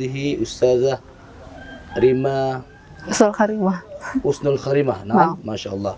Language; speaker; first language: Arabic; non-native, fluent; Indonesian